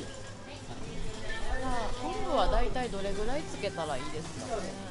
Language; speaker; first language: Japanese; native; Japanese